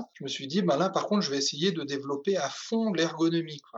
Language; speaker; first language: French; native; French